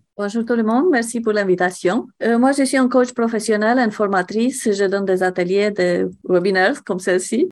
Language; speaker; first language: French; non-native, fluent; Romanian